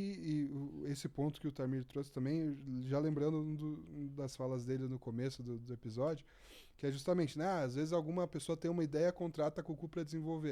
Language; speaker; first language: Portuguese; native; Portuguese